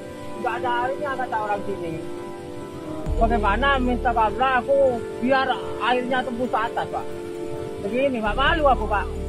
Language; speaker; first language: Indonesian; non-native, local second language; Madurese